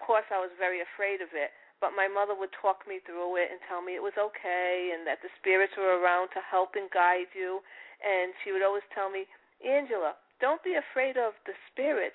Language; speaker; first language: English; early bilingual, other home language; Italian